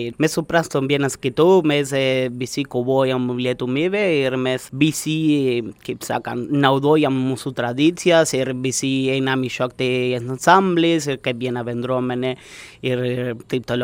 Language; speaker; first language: Lithuanian; non-native, learner; Spanish